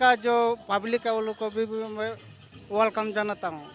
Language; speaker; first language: Hindi; non-native, local second language; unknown